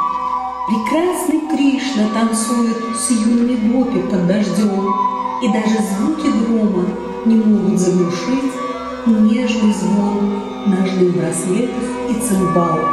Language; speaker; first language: Russian; native; Russian